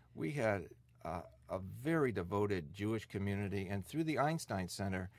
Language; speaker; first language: English; native; English